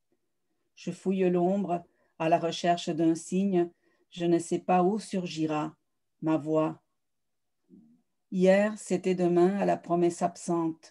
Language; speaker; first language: French; early bilingual, other home language; Spanish